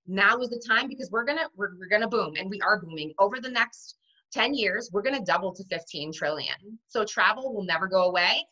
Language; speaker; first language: English; native; English